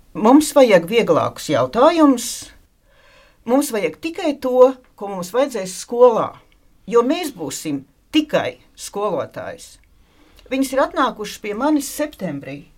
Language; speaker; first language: Latvian; native; Latvian